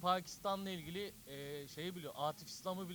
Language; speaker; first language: Turkish; native; Turkish